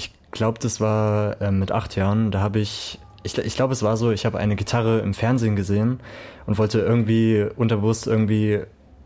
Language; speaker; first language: German; native; German